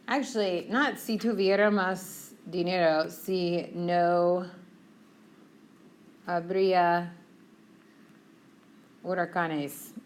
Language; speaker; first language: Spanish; non-native, fluent; English